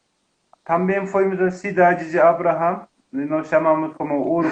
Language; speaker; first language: Portuguese; non-native, learner; Turkish